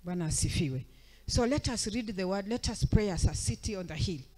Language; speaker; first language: English; non-native, local second language; Swahili